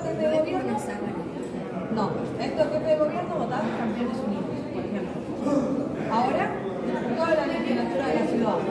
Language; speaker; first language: Spanish; native; Spanish